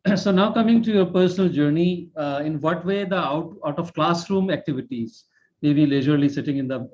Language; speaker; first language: English; non-native, local second language; Hindi